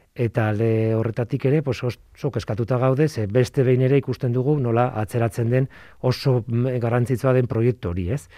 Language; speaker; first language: Basque; non-native, local second language; Spanish